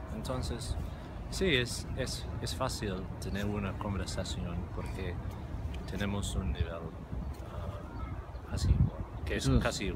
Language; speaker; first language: Spanish; non-native, fluent; English